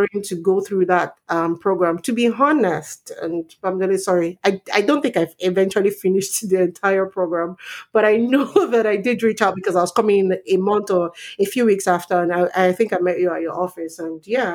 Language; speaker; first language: English; non-native, local second language; Yoruba